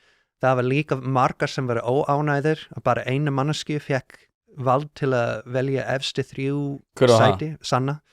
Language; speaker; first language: Icelandic; non-native, learner; English